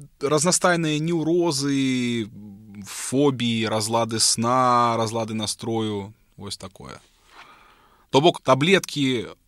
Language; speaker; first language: Belarusian; non-native, local second language; Russian